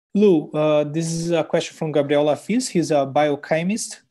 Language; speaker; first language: English; non-native, fluent; Portuguese